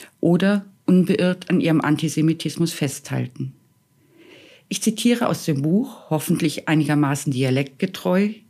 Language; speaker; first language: German; native; German